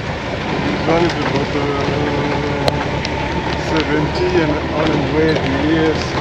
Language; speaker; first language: English; non-native, learner; Malagasy